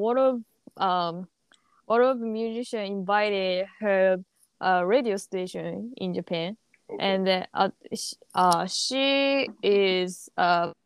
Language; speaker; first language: English; non-native, learner; Japanese